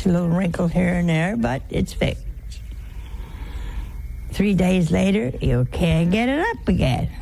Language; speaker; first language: English; native; English